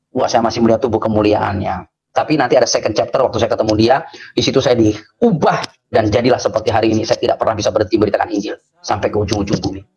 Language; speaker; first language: Indonesian; native; Indonesian